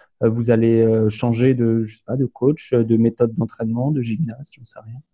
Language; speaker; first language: French; native; French